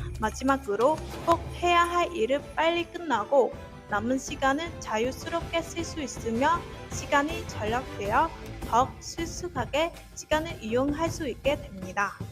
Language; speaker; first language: Korean; non-native, learner; Vietnamese